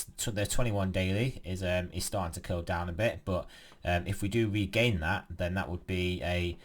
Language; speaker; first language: English; native; English